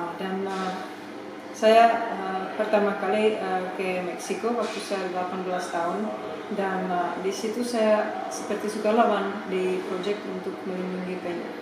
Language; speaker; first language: Indonesian; non-native, fluent; Czech